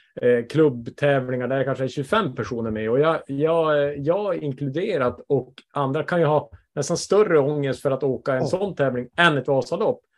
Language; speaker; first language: Swedish; native; Swedish